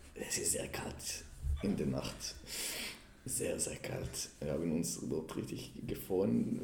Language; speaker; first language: German; non-native, fluent; Hebrew